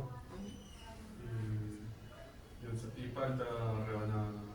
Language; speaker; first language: Spanish; native; Spanish